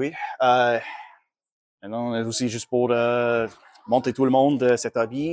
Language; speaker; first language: French; non-native, local second language; English